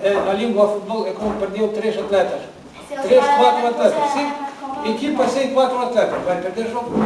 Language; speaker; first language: Portuguese; non-native, learner; Ukrainian